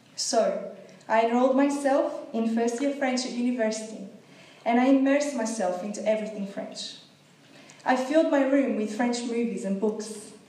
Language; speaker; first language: English; non-native, fluent; Greek